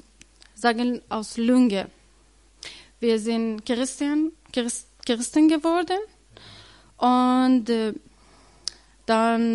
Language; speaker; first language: German; non-native, learner; Persian